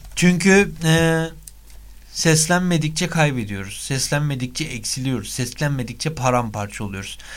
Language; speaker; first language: Turkish; native; Turkish